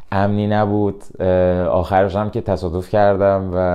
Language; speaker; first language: Persian; native; Persian